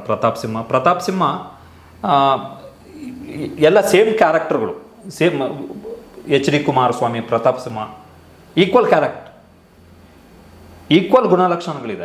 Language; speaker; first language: Kannada; native; Kannada